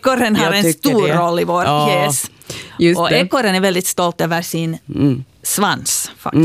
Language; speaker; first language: Swedish; native; Swedish